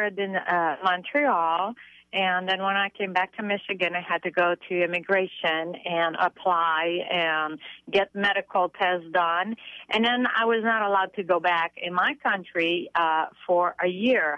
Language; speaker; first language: English; non-native, fluent; French